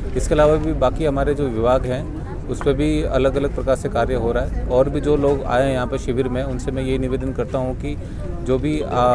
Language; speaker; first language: Hindi; native; Hindi